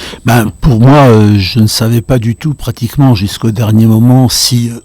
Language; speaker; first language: French; native; French